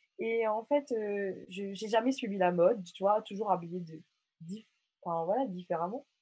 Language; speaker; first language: French; non-native, local second language; Morisyen